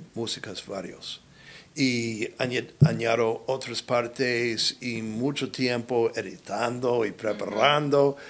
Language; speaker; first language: Spanish; non-native, learner; English